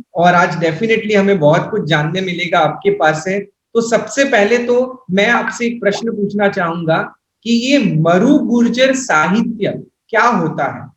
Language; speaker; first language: Hindi; non-native, local second language; Gujarati